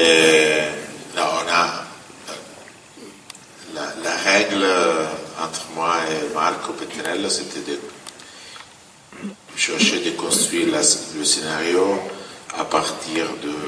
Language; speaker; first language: French; non-native, fluent; Italian